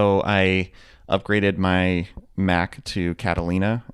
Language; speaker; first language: English; native; English